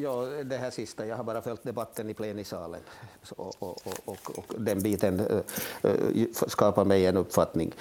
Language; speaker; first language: Swedish; native; Swedish